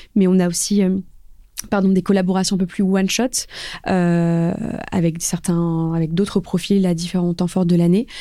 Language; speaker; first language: French; native; French